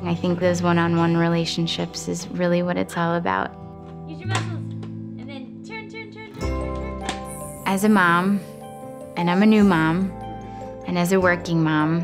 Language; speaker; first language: English; native; English